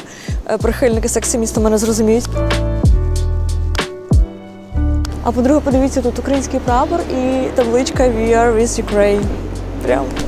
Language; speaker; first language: Ukrainian; native; Ukrainian